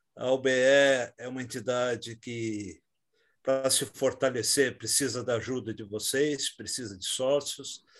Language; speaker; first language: Portuguese; native; Portuguese